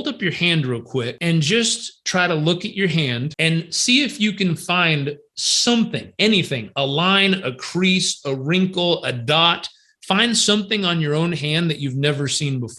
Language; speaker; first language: English; native; English